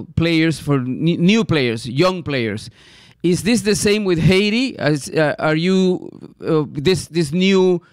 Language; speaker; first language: English; non-native, fluent; Spanish